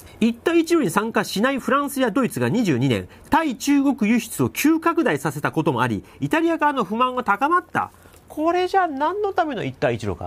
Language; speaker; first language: Japanese; native; Japanese